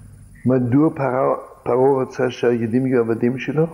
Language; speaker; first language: Hebrew; non-native, fluent; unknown